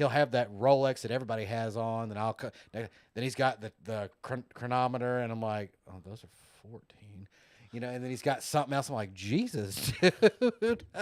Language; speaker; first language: English; native; English